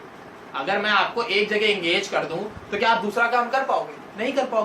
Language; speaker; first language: Hindi; native; Hindi